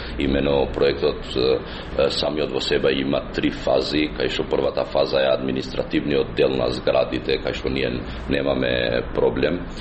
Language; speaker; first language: Macedonian; non-native, local second language; Albanian